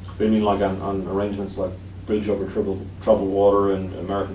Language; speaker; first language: English; native; English